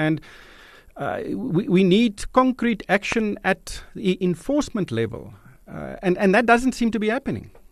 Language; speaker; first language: English; non-native, local second language; Afrikaans